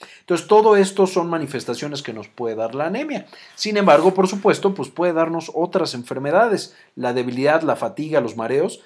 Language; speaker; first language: Spanish; native; Spanish